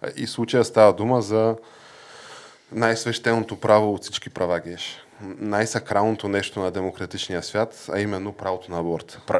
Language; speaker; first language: Bulgarian; native; Bulgarian